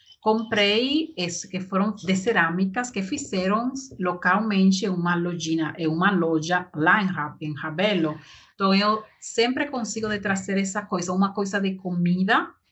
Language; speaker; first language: Portuguese; non-native, learner; Spanish